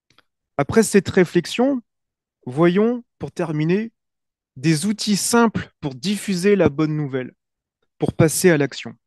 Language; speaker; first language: French; native; French